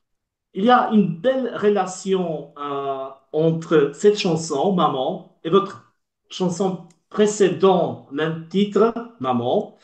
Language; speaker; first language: French; non-native, learner; Polish